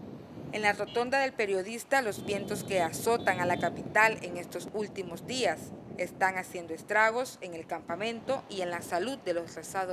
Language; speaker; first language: Spanish; native; Spanish